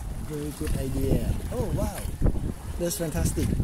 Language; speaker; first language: English; non-native, learner; Thai